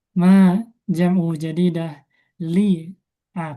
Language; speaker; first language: Arabic; non-native, fluent; Indonesian